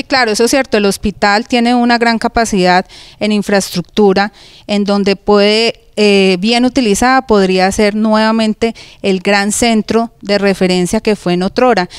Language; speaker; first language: Spanish; native; Spanish